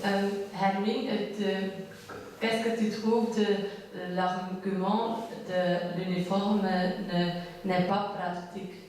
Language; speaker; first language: French; non-native, learner; Dutch